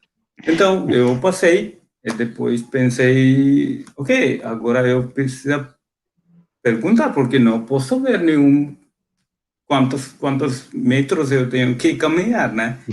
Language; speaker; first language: Portuguese; non-native, fluent; Hindi